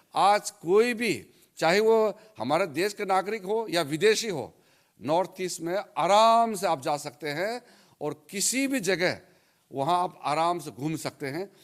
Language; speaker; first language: Hindi; non-native, local second language; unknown